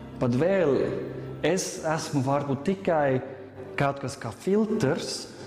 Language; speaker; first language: Latvian; non-native, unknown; German